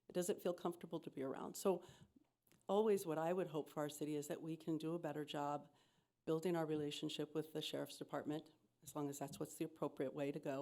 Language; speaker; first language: English; native; English